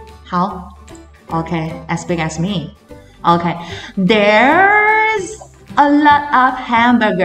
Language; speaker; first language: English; non-native, fluent; Chinese